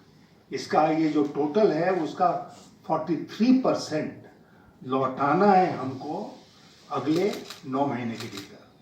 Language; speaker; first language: Hindi; native; Hindi